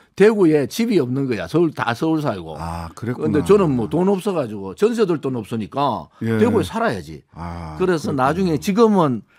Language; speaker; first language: Korean; native; Korean